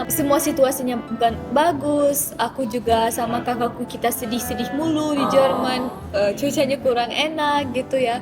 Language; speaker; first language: Indonesian; non-native, fluent; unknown